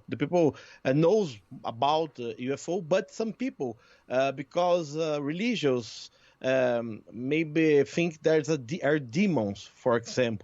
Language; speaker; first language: English; non-native, learner; Portuguese